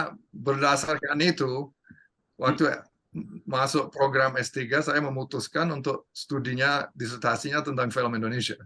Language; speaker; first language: Indonesian; non-native, fluent; English